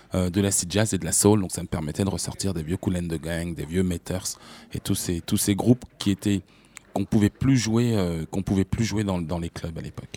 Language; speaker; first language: French; native; French